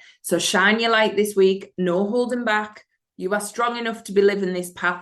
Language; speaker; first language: English; native; English